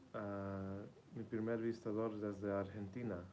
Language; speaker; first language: Spanish; early bilingual, heritage; Spanish